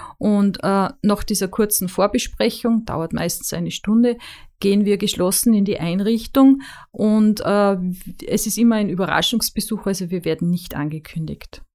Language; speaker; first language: German; native; German